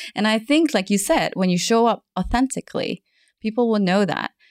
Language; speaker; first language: English; non-native, fluent; German